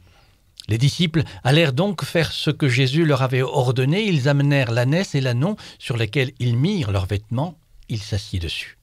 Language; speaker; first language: French; native; French